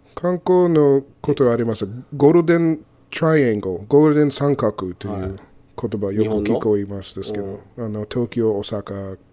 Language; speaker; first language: Japanese; non-native, learner; English